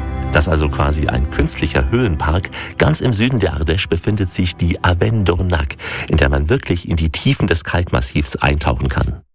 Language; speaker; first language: German; native; German